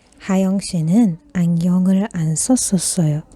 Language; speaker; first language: Korean; non-native, fluent; Persian